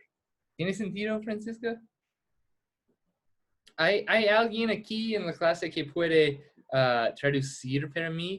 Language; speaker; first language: Spanish; non-native, fluent; English